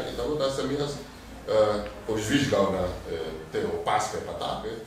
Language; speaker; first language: Slovenian; non-native, fluent; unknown